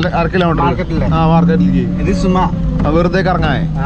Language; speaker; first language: Malayalam; native; Malayalam